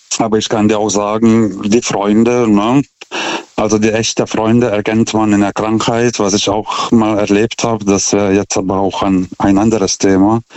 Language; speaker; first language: German; non-native, fluent; Lithuanian